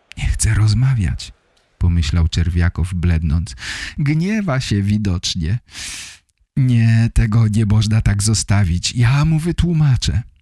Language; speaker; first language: Polish; native; Polish